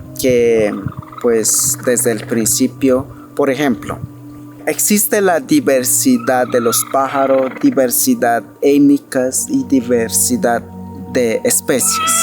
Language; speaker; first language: Spanish; non-native, local second language; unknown